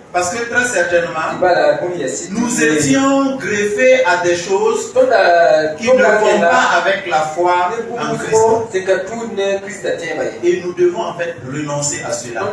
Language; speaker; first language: French; non-native, local second language; Mossi